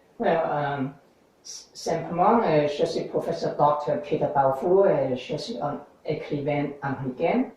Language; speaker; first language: French; non-native, learner; English